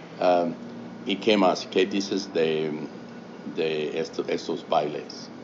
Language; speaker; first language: Spanish; non-native, fluent; English